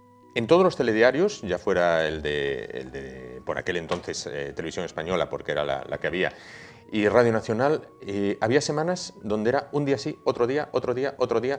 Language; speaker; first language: Spanish; native; Spanish